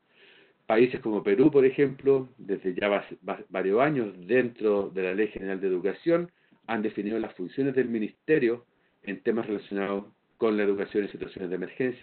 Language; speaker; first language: Spanish; native; Spanish